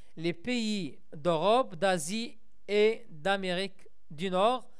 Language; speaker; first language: French; non-native, local second language; Arabic